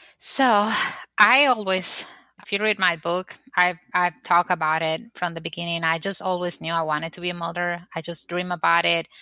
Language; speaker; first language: English; non-native, fluent; Spanish